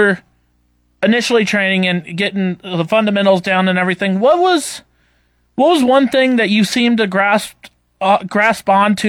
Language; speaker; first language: English; native; English